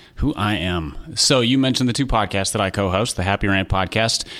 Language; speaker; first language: English; native; English